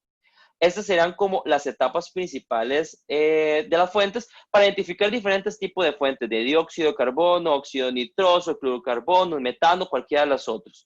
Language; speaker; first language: Spanish; native; Spanish